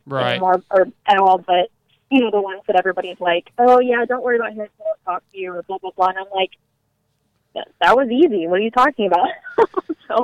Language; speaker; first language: English; native; English